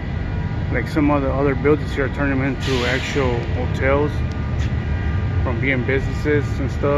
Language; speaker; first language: English; native; English